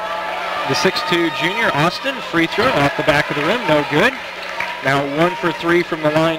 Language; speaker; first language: English; native; English